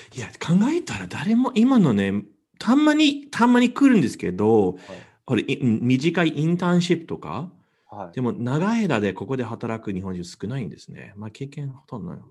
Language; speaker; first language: Japanese; non-native, fluent; English